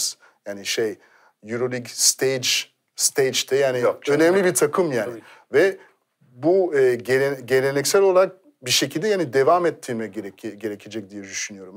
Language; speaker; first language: Turkish; non-native, fluent; French